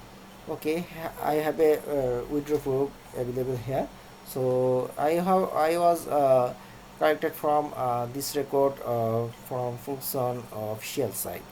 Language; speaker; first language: English; non-native, local second language; Bangla